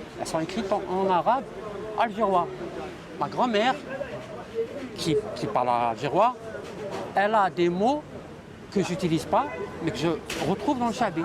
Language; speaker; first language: French; native; French